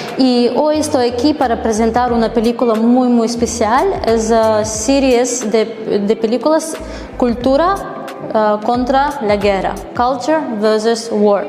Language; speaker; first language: Spanish; non-native, fluent; Ukrainian